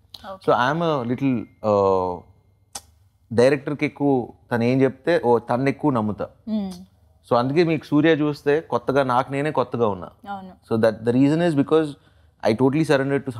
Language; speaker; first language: Telugu; native; Telugu